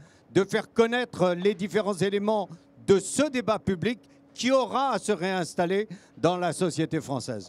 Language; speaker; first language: French; native; French